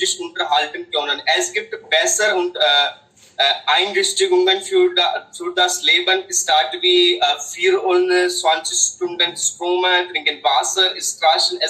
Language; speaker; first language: German; non-native, learner; Hindi